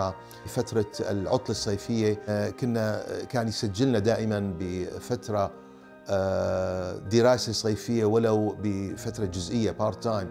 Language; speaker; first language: Arabic; native; Arabic